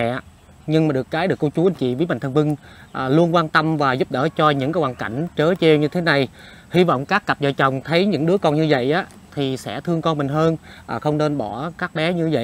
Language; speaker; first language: Vietnamese; native; Vietnamese